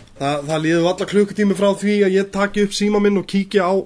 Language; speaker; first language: Icelandic; native; Icelandic